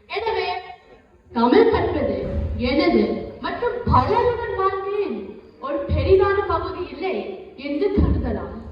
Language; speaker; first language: Tamil; early bilingual, heritage; Tamil